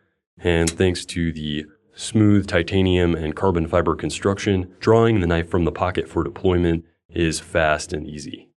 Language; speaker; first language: English; native; English